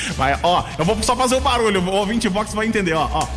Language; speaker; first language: Portuguese; native; Portuguese